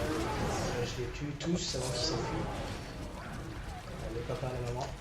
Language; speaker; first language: French; native; French